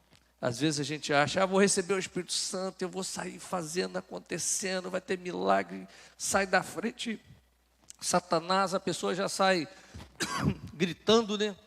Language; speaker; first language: Portuguese; native; Portuguese